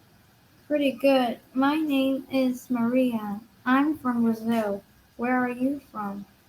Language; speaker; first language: English; non-native, learner; Vietnamese